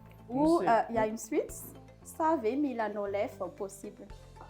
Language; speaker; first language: French; non-native, local second language; Malagasy